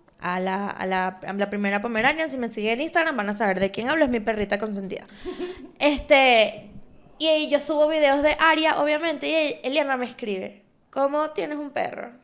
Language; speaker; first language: Spanish; native; Spanish